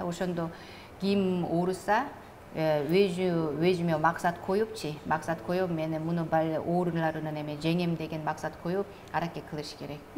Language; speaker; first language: Kyrgyz; non-native, learner; Korean